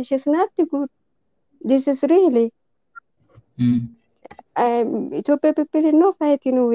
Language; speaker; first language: English; non-native, learner; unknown